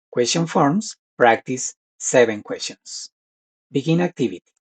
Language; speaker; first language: English; non-native, fluent; Spanish